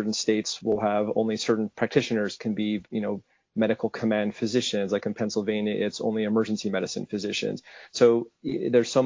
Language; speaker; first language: English; native; English